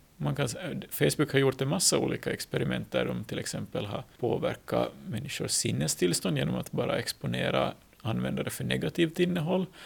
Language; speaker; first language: Swedish; native; Swedish